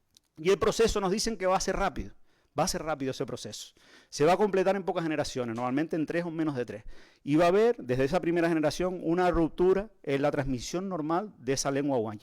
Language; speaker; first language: Spanish; native; Spanish